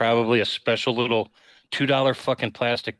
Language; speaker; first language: English; native; English